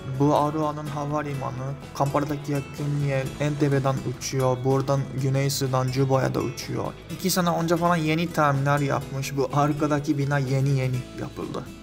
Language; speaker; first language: Turkish; non-native, fluent; Japanese